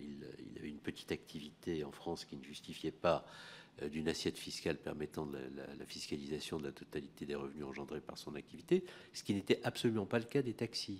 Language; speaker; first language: French; native; French